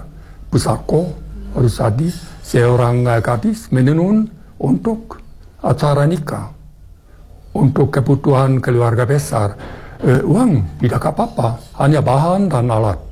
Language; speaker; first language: Indonesian; non-native, fluent; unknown